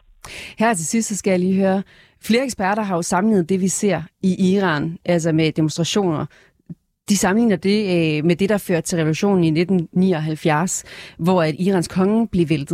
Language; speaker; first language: Danish; native; Danish